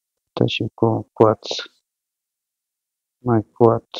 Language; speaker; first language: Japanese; non-native, learner; Spanish